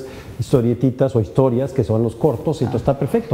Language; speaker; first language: Spanish; native; Spanish